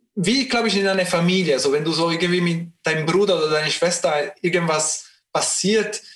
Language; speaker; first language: German; non-native, fluent; Italian